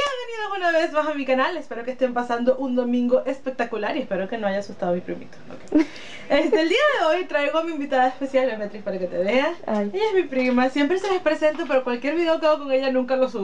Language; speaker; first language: Spanish; native; Spanish